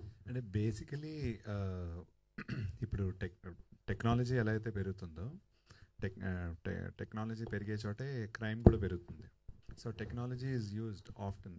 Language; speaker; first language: Telugu; native; Telugu